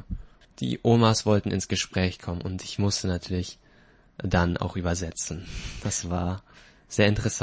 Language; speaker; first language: German; native; German